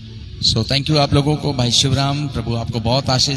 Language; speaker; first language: Hindi; native; Hindi